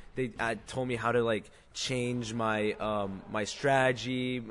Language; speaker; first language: English; non-native, fluent; Arabic